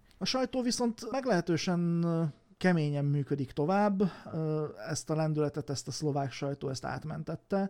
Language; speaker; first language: Hungarian; native; Hungarian